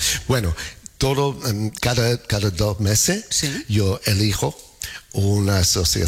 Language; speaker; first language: Spanish; non-native, fluent; English